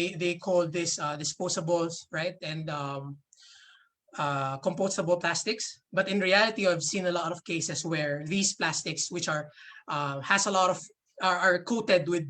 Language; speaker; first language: English; non-native, local second language; Filipino